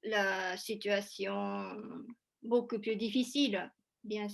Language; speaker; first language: French; non-native, fluent; Japanese